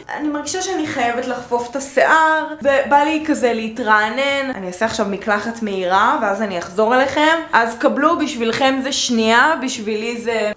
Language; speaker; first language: Hebrew; native; Hebrew